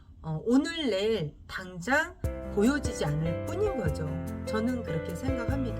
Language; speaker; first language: Korean; native; Korean